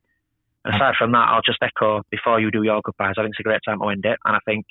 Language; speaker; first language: English; native; English